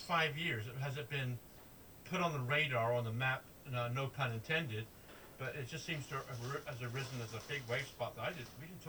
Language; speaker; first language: English; native; English